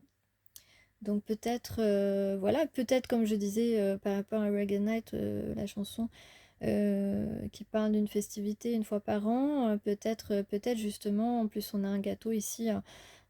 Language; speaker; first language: French; native; French